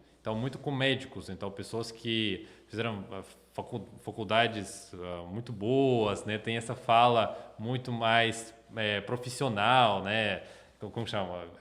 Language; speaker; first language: Portuguese; non-native, fluent; Russian